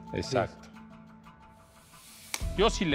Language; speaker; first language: Spanish; native; Spanish